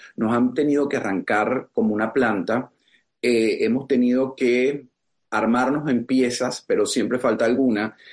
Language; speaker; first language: Spanish; native; Spanish